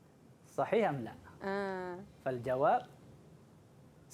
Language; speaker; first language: Arabic; non-native, fluent; Malay